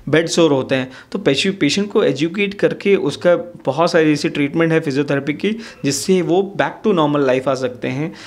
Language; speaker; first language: Hindi; native; Hindi